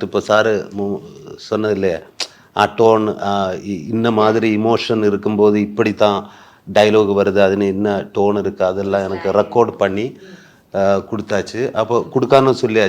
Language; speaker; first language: Tamil; non-native, learner; Malayalam